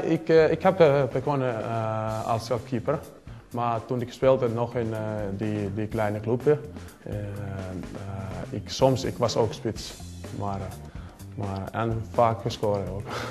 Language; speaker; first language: Dutch; non-native, learner; Finnish